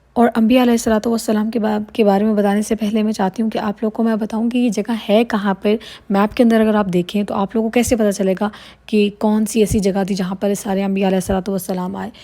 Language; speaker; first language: Urdu; native; Urdu